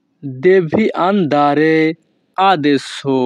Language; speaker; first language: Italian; non-native, learner; Bangla